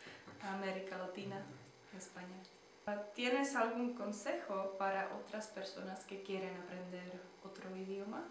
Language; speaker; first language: Spanish; non-native, fluent; Czech